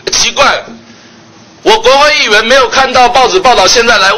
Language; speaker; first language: Chinese; native; Chinese